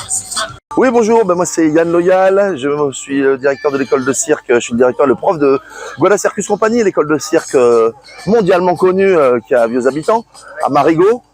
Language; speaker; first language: French; native; French